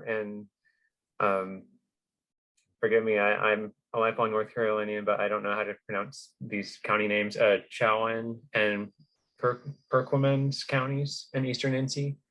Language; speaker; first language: English; native; English